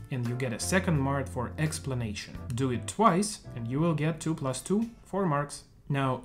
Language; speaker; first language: English; non-native, fluent; Russian